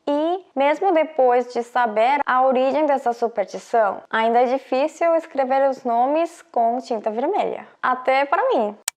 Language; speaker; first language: Portuguese; non-native, fluent; Korean